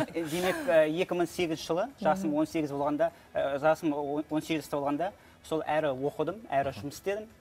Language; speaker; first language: Kazakh; native; Kazakh